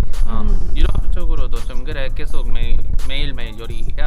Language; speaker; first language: Korean; non-native, learner; Spanish